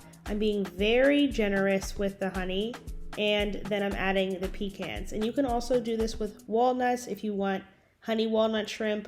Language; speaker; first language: English; native; English